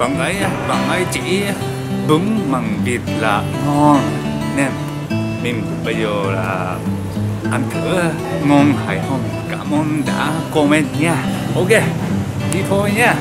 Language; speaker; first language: Vietnamese; non-native, learner; Japanese